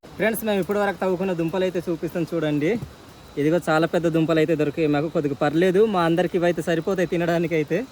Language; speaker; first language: Telugu; native; Telugu